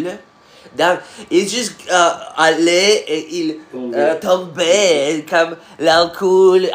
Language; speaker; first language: French; non-native, learner; Russian